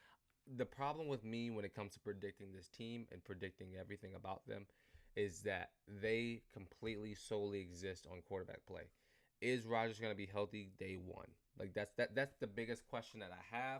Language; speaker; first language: English; native; English